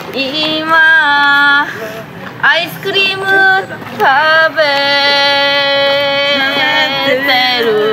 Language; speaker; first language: Japanese; non-native, learner; Korean